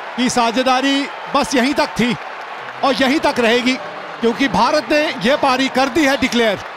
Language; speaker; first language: Hindi; native; Hindi